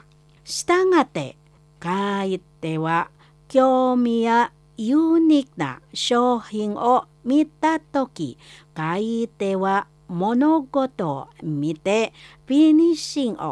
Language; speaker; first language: Japanese; non-native, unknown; Indonesian